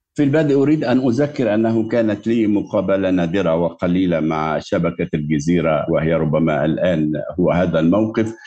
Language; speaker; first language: Arabic; native; Arabic